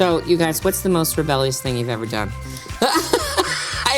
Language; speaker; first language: English; native; English